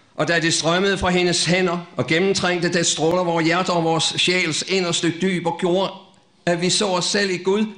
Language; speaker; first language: Danish; native; Danish